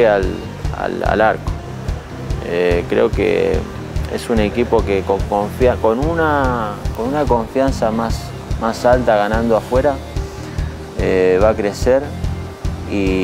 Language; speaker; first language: Spanish; native; Spanish